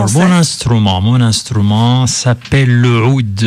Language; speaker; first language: French; non-native, fluent; Arabic